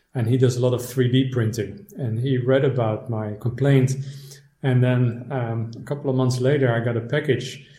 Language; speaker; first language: English; non-native, fluent; Dutch